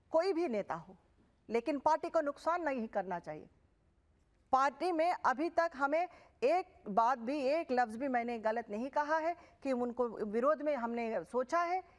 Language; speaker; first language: Hindi; non-native, local second language; Telugu